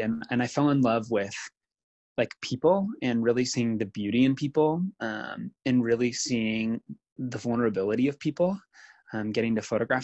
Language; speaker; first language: English; native; English